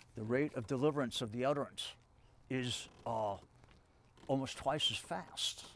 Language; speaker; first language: English; native; English